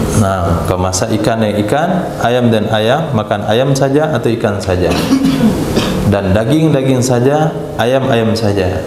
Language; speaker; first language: Malay; native; Malay